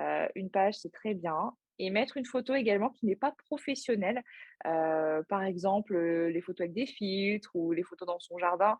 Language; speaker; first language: French; native; French